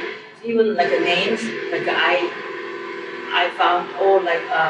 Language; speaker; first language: English; non-native, fluent; Korean